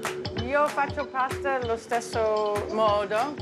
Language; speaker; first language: Italian; non-native, learner; English